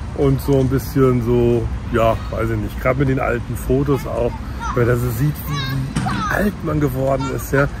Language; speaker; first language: German; native; German